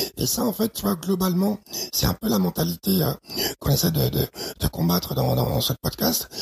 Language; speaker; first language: French; early bilingual, other home language; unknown